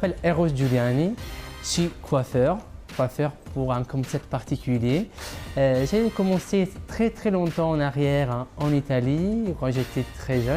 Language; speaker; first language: French; non-native, fluent; Italian